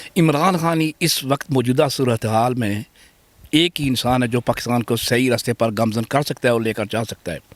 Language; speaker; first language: Urdu; native; Urdu